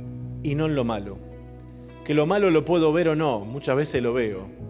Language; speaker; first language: Spanish; native; Spanish